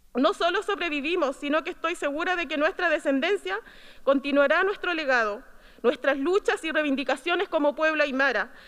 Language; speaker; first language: Spanish; native; Spanish